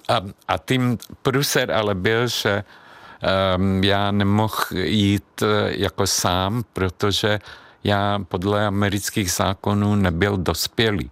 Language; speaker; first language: Czech; non-native, fluent; Hungarian